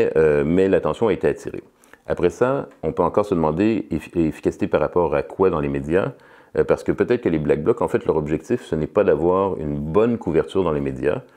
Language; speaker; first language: French; native; French